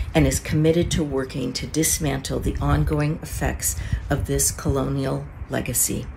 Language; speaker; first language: English; native; English